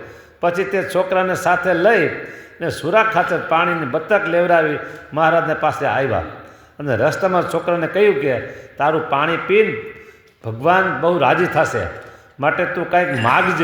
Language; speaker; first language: Gujarati; native; Gujarati